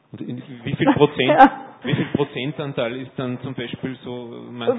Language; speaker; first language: German; native; German